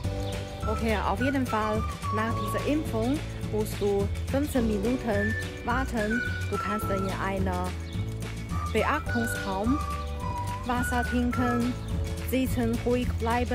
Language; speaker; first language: German; non-native, learner; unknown